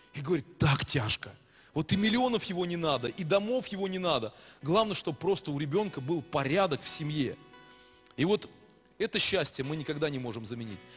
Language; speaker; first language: Russian; native; Russian